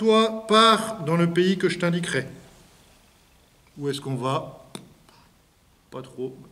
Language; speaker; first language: French; native; French